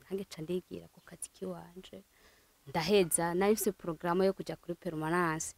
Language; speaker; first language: Rundi; native; Rundi